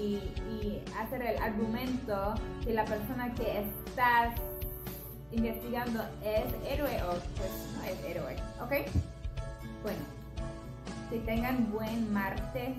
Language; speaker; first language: Spanish; non-native, fluent; English